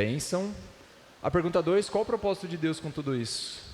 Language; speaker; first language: Portuguese; native; Portuguese